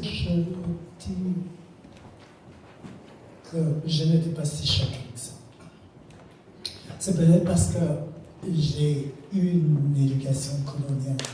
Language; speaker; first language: French; non-native, fluent; English